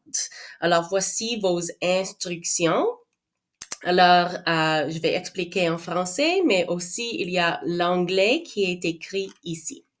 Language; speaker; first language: French; non-native, fluent; English